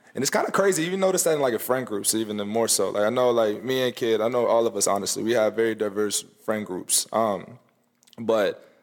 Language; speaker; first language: English; native; English